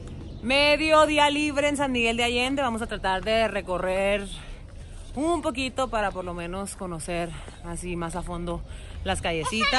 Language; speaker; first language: Spanish; native; Spanish